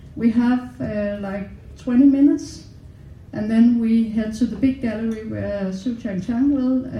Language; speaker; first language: English; non-native, fluent; Danish